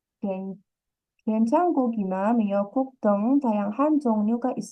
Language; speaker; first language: Korean; non-native, fluent; Indonesian